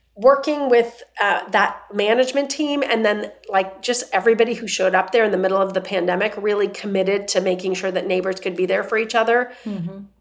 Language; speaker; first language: English; non-native, fluent; Persian